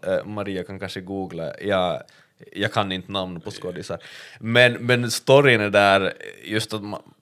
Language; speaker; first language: Swedish; native; Swedish